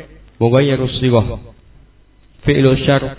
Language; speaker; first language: Arabic; non-native, learner; Indonesian